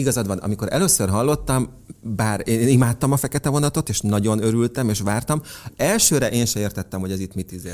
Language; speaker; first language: Hungarian; native; Hungarian